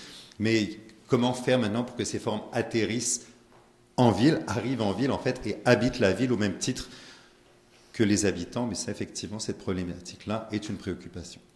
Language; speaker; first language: French; native; French